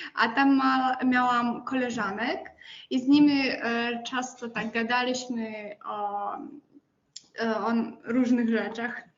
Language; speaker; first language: Polish; non-native, fluent; Ukrainian